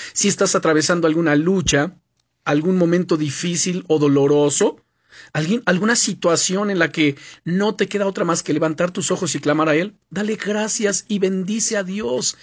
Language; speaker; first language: Spanish; native; Spanish